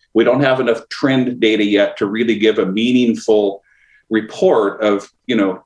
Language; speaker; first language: English; native; English